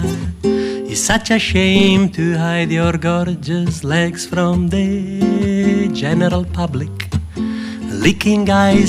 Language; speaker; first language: English; non-native, fluent; Italian